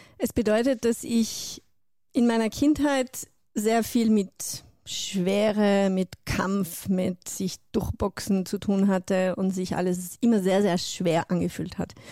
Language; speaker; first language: German; non-native, fluent; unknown